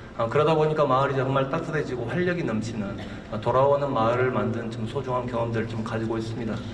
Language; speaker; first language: Korean; native; Korean